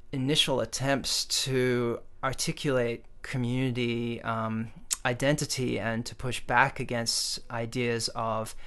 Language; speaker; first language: English; native; English